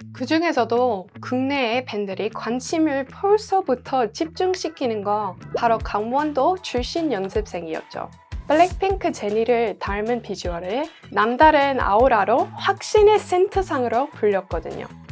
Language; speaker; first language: Korean; native; Korean